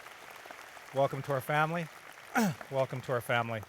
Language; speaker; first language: English; native; English